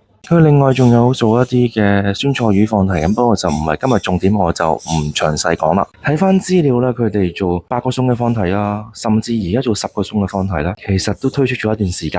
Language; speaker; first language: Cantonese; native; Cantonese